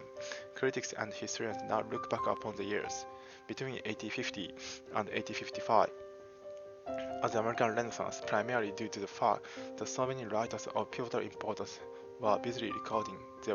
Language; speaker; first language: English; non-native, fluent; Japanese